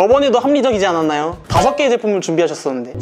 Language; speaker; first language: Korean; native; Korean